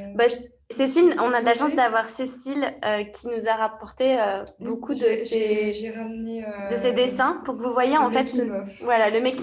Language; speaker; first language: French; native; French